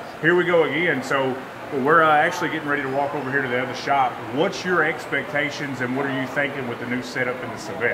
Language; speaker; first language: English; native; English